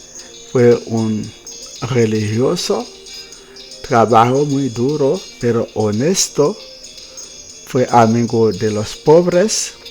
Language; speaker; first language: Spanish; non-native, fluent; Haitian Creole